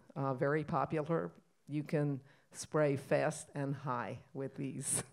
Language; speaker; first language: English; native; English